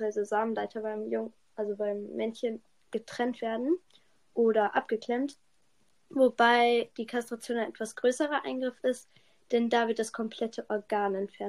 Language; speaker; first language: German; native; German